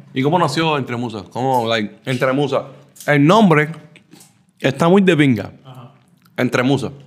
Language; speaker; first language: Spanish; early bilingual, heritage; Spanish